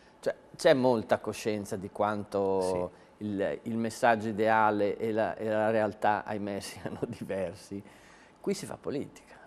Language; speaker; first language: Italian; native; Italian